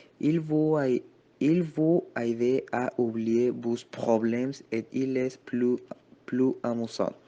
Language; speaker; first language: French; non-native, learner; Spanish